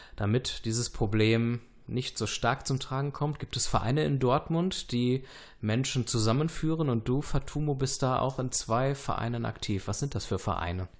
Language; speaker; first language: German; native; German